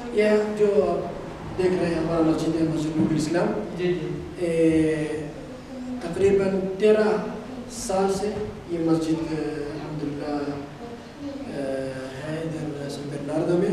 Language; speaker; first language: Hindi; non-native, learner; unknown